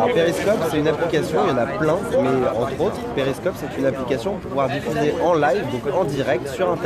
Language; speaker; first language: French; native; French